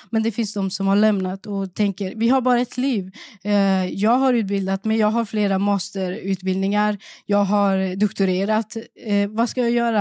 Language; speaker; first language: Swedish; early bilingual, other home language; Persian